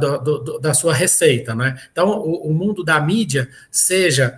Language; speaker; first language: Portuguese; native; Portuguese